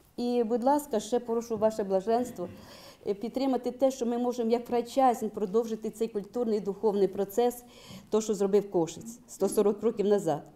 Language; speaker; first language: Ukrainian; native; Ukrainian